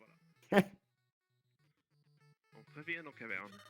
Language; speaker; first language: French; non-native, learner; English